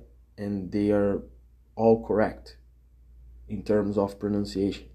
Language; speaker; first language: English; non-native, fluent; Portuguese